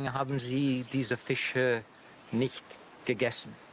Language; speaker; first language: German; non-native, learner; Hungarian